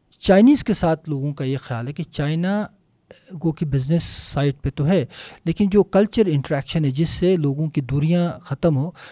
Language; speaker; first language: Urdu; non-native, local second language; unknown